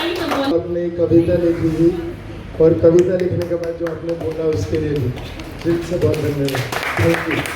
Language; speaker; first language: Hindi; native; Hindi